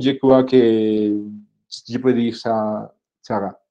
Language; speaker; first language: French; non-native, fluent; Spanish